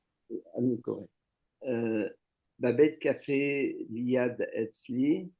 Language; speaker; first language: Hebrew; non-native, learner; French